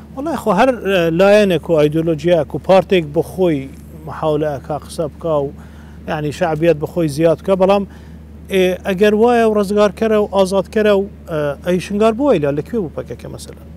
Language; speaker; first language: Central Kurdish; non-native, local second language; Kurdish